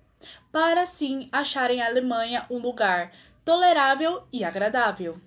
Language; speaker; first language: Portuguese; native; Portuguese